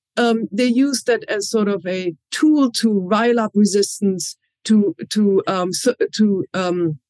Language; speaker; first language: English; non-native, fluent; German